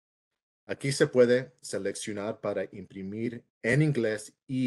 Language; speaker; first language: Spanish; early bilingual, heritage; English